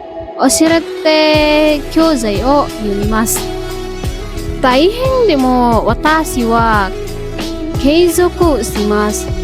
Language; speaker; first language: Japanese; non-native, learner; Indonesian